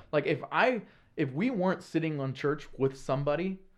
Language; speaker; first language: English; native; English